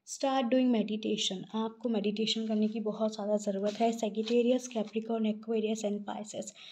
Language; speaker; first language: Hindi; native; Hindi